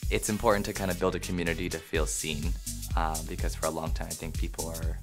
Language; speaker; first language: English; native; English